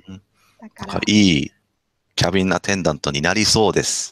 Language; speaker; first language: Japanese; non-native, fluent; English